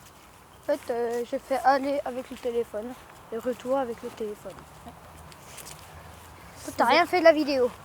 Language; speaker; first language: French; native; French